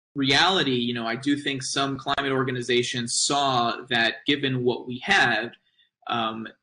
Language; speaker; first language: English; native; English